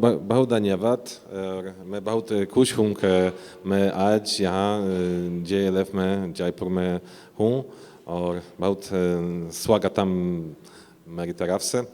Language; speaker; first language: Hindi; non-native, learner; Polish